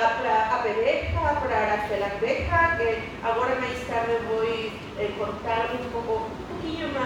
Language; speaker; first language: Portuguese; non-native, learner; Spanish